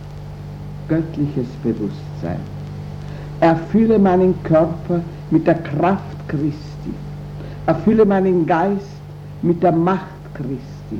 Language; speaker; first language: German; native; German